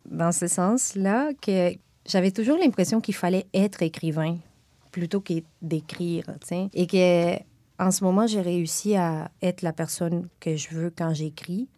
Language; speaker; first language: French; non-native, fluent; Spanish